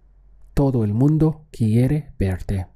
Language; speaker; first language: Spanish; non-native, fluent; English